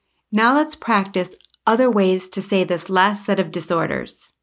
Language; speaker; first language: English; native; English